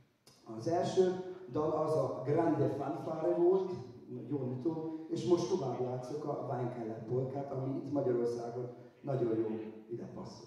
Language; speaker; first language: Hungarian; non-native, learner; German